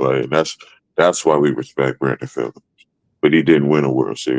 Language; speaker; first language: English; native; English